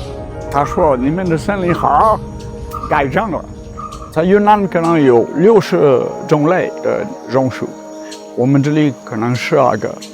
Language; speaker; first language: Chinese; non-native, fluent; French